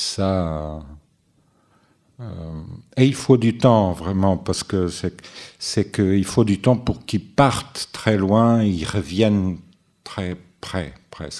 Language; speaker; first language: French; non-native, fluent; Portuguese